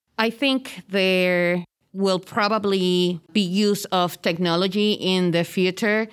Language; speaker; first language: English; non-native, fluent; Spanish